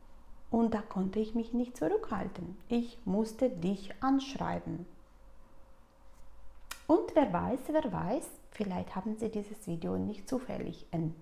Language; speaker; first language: German; non-native, fluent; Russian